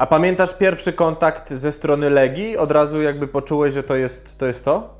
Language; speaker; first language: Polish; native; Polish